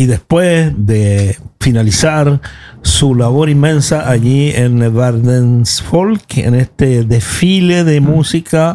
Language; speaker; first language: Spanish; native; Spanish